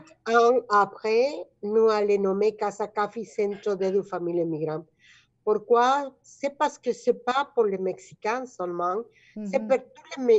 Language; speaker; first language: French; non-native, fluent; Spanish